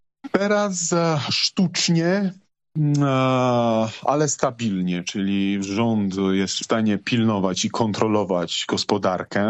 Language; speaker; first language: Polish; non-native, fluent; Georgian